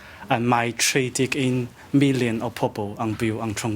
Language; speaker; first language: Welsh; non-native, learner; Chinese